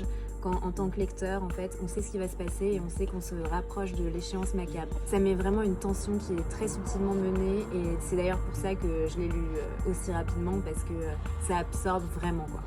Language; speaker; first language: French; native; French